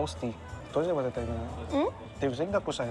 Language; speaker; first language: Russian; non-native, learner; Indonesian